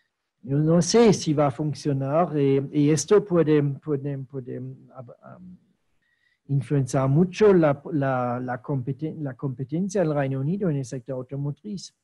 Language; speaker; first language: Spanish; non-native, fluent; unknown